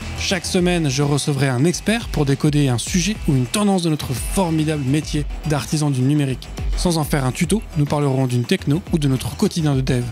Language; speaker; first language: French; native; French